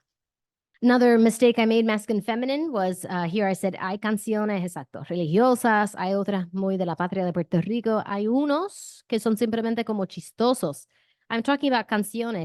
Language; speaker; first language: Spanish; non-native, fluent; English